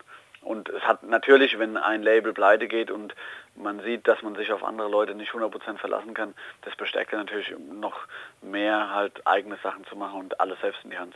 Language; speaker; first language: German; native; German